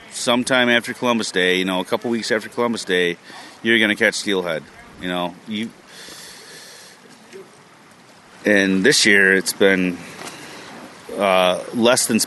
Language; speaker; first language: English; native; English